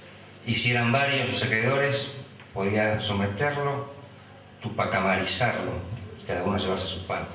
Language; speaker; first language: Spanish; native; Spanish